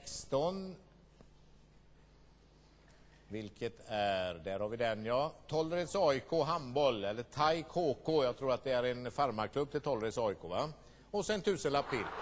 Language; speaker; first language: Swedish; native; Swedish